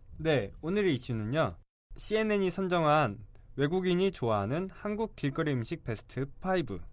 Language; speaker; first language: Korean; native; Korean